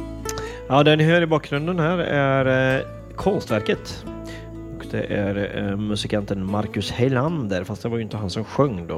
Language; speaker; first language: Swedish; native; Swedish